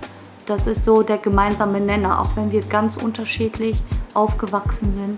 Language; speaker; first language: German; early bilingual, other home language; Korean